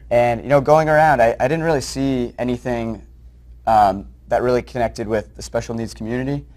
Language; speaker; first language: English; native; English